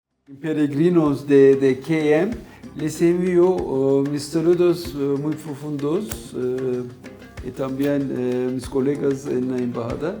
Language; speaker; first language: Spanish; non-native, fluent; Turkish